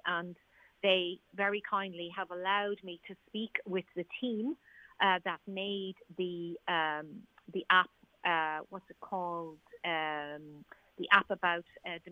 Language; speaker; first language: English; native; English